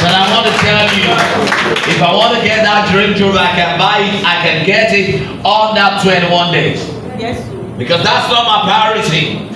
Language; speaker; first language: English; non-native, local second language; Yoruba